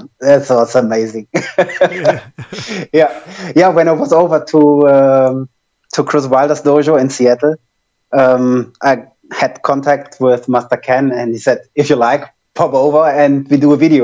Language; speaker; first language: English; non-native, fluent; German